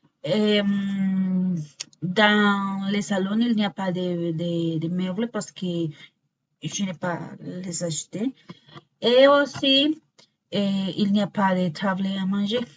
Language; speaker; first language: French; non-native, learner; Spanish